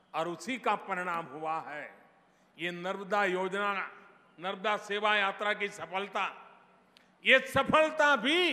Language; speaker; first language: Hindi; non-native, local second language; Gujarati